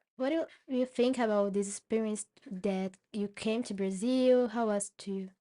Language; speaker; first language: English; non-native, learner; Portuguese